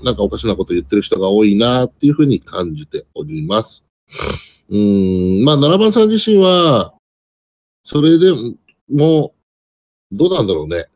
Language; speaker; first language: Japanese; native; Japanese